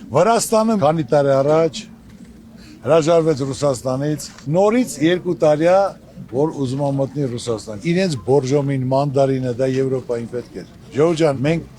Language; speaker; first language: Armenian; native; Armenian